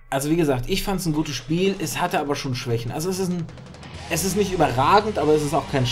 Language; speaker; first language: German; native; German